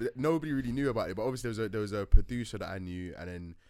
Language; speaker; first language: English; native; English